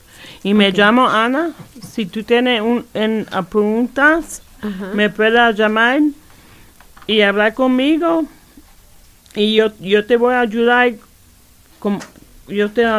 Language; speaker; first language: Spanish; early bilingual, heritage; Spanish